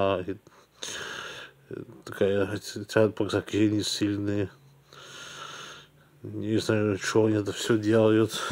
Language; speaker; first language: Russian; early bilingual, heritage; Russian